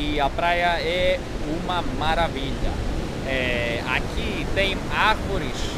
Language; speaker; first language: Portuguese; non-native, learner; Greek